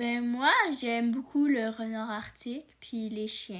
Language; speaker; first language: French; native; French